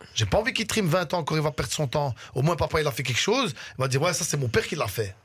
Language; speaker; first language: French; early bilingual, other home language; Arabic